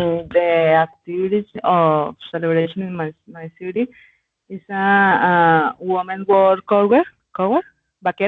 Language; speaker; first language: English; non-native, learner; Spanish